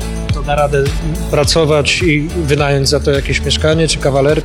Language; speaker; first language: Polish; native; Polish